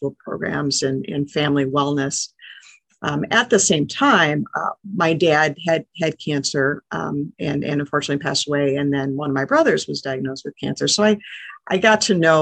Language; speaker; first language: English; native; English